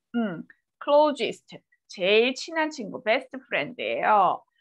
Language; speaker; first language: Korean; native; Korean